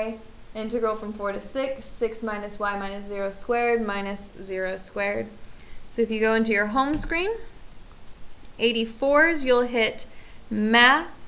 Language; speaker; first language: English; native; English